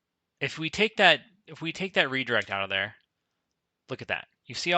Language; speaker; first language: English; native; English